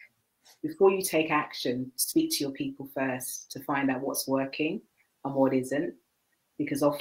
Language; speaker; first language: English; native; English